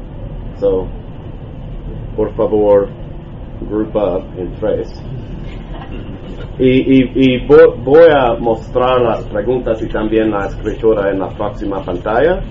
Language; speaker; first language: Spanish; non-native, learner; English